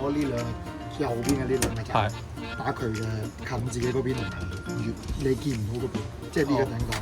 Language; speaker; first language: Chinese; native; Chinese